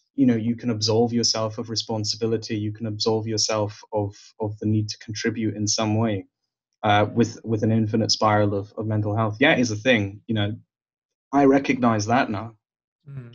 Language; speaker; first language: English; native; English